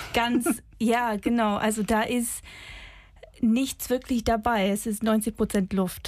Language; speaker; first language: German; non-native, fluent; English